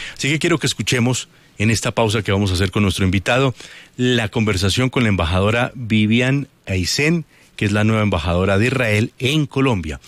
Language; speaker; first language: Spanish; native; Spanish